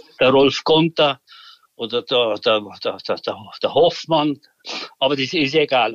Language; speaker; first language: German; native; German